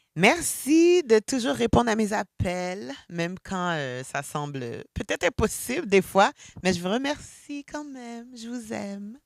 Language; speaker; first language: French; early bilingual, other home language; Haitian Creole